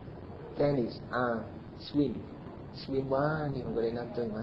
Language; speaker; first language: Japanese; non-native, learner; Vietnamese